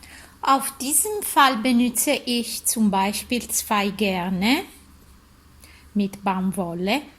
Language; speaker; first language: German; non-native, learner; Italian